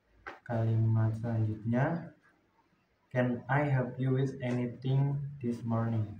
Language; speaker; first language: English; non-native, learner; Indonesian